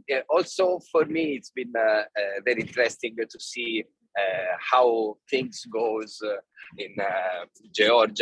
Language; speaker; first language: English; non-native, fluent; Italian